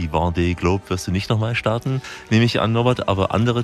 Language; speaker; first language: German; native; German